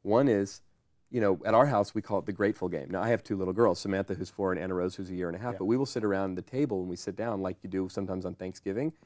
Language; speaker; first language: English; native; English